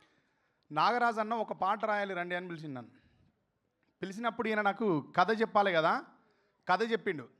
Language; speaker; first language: Telugu; native; Telugu